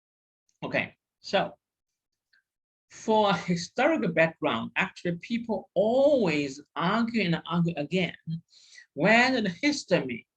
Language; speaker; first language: English; non-native, fluent; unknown